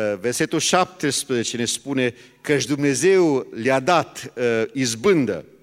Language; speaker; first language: Romanian; early bilingual, heritage; Romanian